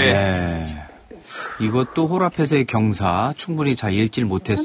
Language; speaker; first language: Korean; native; Korean